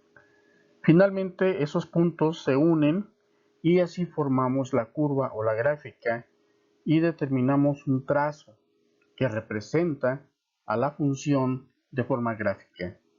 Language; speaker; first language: Spanish; native; Spanish